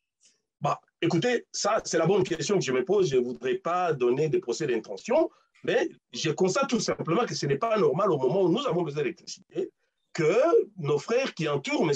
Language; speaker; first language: French; non-native, local second language; Luba-Lulua